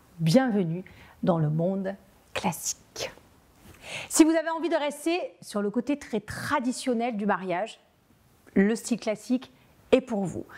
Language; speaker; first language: French; native; French